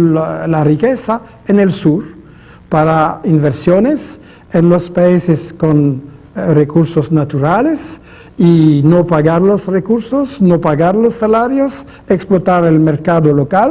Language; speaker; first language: Spanish; non-native, fluent; French